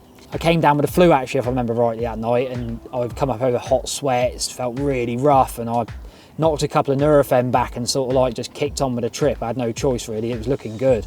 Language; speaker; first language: English; native; English